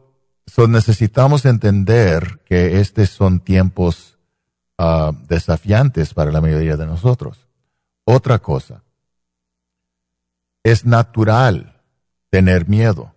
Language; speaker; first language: Spanish; non-native, fluent; English